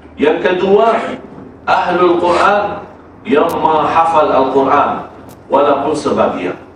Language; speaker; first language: Malay; non-native, fluent; Arabic